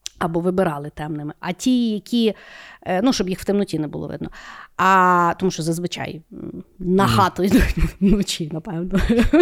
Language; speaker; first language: Ukrainian; non-native, local second language; Russian